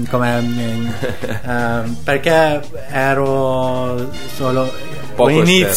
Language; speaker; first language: Italian; non-native, learner; Persian